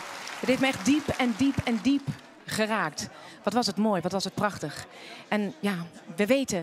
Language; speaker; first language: Dutch; native; Dutch